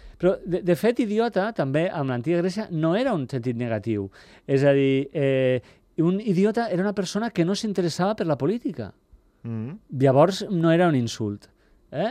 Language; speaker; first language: Catalan; native; Catalan